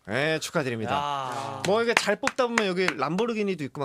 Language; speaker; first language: Korean; native; Korean